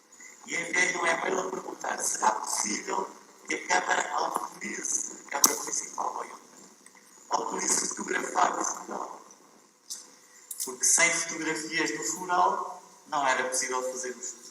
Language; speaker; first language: Portuguese; non-native, fluent; Spanish